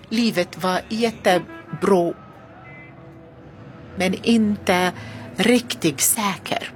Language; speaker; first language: Swedish; non-native, learner; Arabic